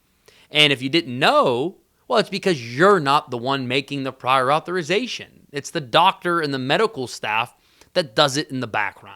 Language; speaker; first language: English; native; English